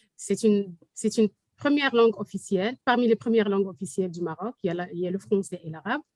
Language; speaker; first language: French; non-native, local second language; Arabic